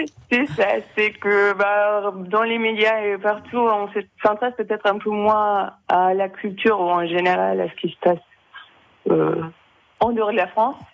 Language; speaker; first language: French; non-native, fluent; German